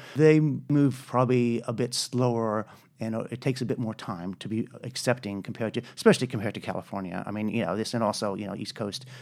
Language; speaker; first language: English; native; English